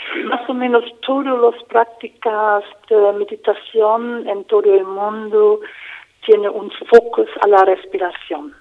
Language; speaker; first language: Spanish; non-native, fluent; English